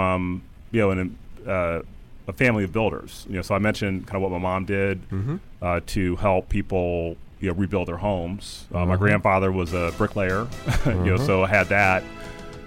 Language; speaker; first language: English; native; English